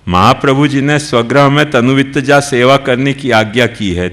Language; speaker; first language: Hindi; non-native, local second language; Gujarati